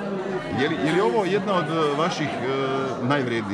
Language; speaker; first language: Serbian; native; Serbian